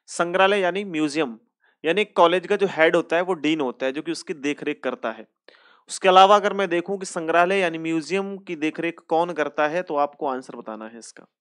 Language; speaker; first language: Hindi; native; Hindi